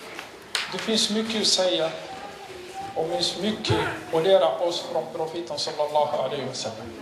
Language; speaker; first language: Swedish; non-native, learner; Arabic